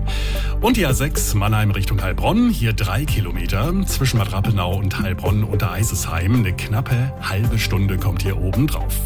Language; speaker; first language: German; native; German